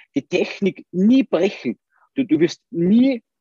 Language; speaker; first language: German; native; German